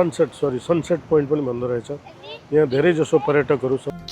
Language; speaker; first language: Nepali; native; Nepali